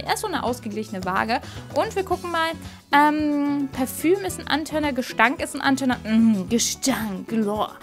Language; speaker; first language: German; native; German